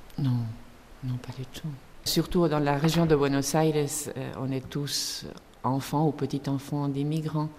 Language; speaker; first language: French; non-native, fluent; Spanish